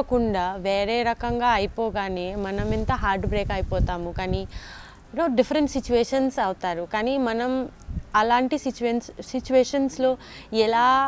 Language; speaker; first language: Telugu; non-native, learner; Bangla